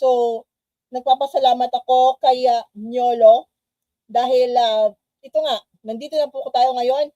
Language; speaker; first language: Filipino; non-native, local second language; Cebuano